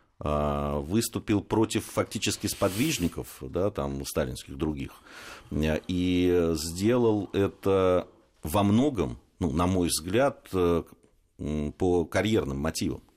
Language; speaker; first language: Russian; native; Russian